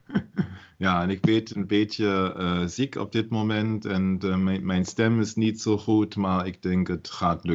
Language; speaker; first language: Dutch; non-native, learner; German